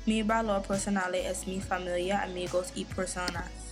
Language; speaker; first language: Spanish; non-native, learner; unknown